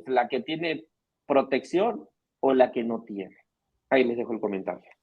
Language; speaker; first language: Spanish; native; Spanish